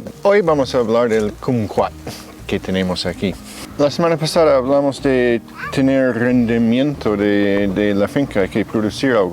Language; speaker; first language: Spanish; non-native, fluent; English